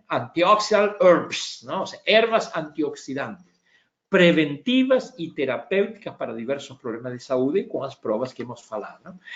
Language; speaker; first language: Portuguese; non-native, fluent; Spanish